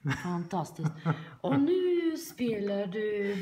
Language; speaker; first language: Swedish; non-native, fluent; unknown